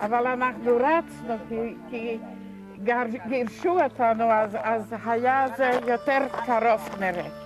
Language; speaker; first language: Hebrew; non-native, fluent; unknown